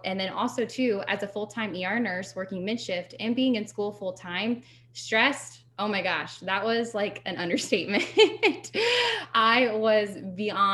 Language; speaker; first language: English; native; English